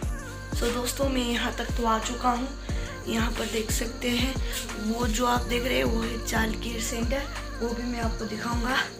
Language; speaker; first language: Hindi; non-native, local second language; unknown